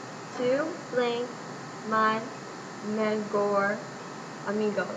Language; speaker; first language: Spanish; non-native, learner; English